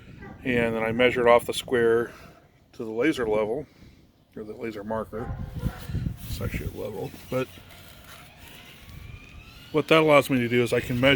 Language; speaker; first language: English; native; English